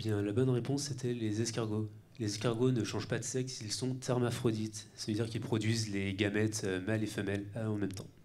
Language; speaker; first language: French; native; French